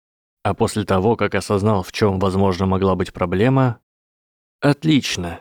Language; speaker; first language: Russian; native; Russian